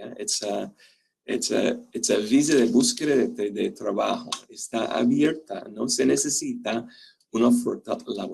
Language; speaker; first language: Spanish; non-native, fluent; English